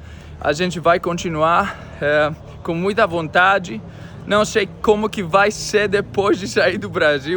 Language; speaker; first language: Portuguese; non-native, fluent; Greek